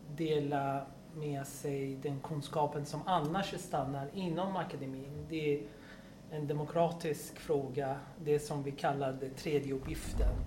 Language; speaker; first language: Swedish; non-native, fluent; Persian